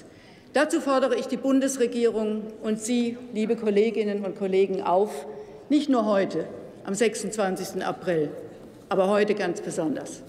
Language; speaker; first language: German; native; German